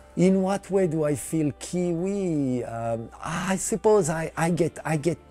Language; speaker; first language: English; non-native, fluent; French